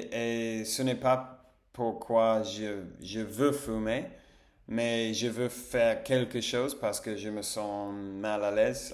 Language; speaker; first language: French; non-native, fluent; Spanish